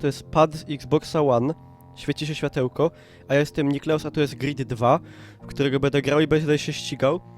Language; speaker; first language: Polish; native; Polish